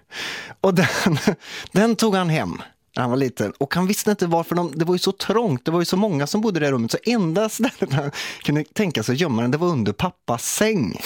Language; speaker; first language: Swedish; native; Swedish